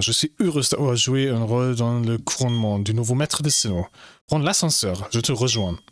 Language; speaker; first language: French; non-native, learner; German